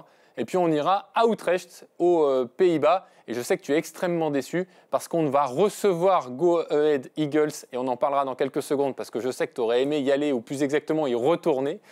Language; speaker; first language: French; native; French